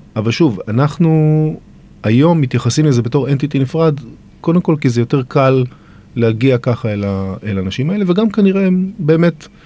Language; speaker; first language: Hebrew; native; Hebrew